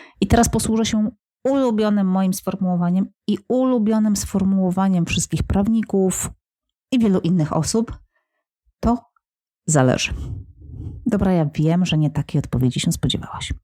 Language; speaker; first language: Polish; native; Polish